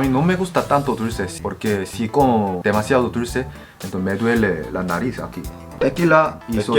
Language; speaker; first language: Spanish; non-native, fluent; Korean